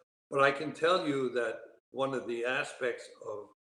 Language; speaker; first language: English; native; English